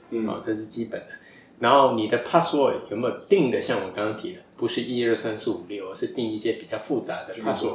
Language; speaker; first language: Chinese; native; Chinese